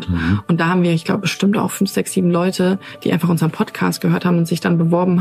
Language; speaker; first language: German; native; German